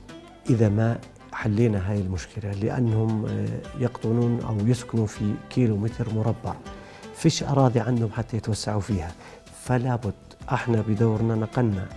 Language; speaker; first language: Arabic; native; Arabic